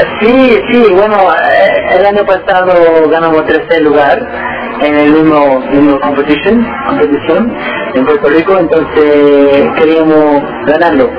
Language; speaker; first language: Spanish; early bilingual, heritage; Spanish